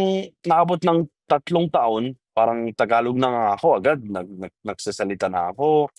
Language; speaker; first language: Filipino; non-native, fluent; Arabic